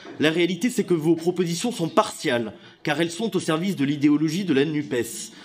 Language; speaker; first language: French; native; French